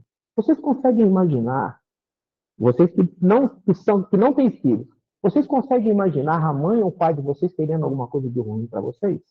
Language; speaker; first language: Portuguese; native; Portuguese